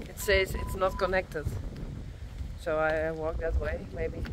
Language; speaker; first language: English; non-native, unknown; Dutch